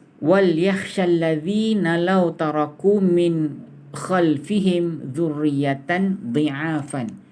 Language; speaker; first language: Malay; native; Malay